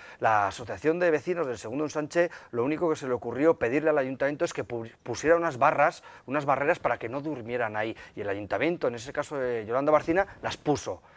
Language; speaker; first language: Spanish; native; Spanish